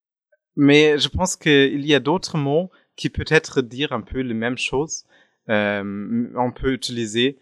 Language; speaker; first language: French; non-native, fluent; German